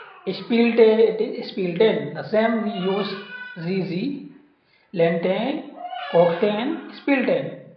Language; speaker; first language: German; non-native, learner; Hindi